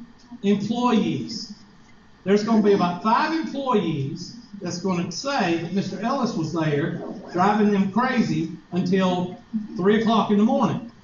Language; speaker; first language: English; native; English